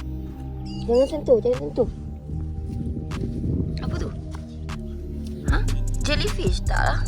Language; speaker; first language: Malay; native; Malay